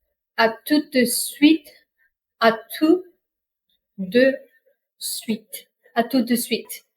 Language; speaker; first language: French; non-native, fluent; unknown